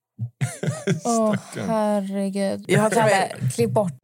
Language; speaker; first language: Swedish; native; Swedish